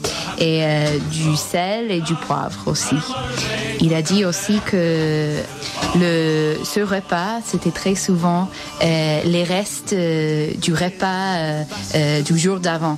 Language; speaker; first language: French; non-native, fluent; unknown